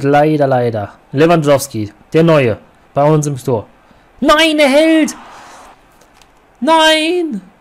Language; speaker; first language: German; native; German